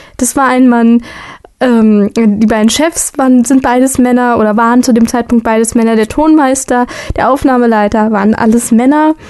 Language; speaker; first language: German; native; German